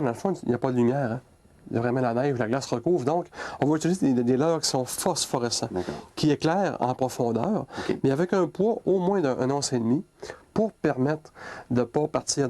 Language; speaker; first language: French; native; French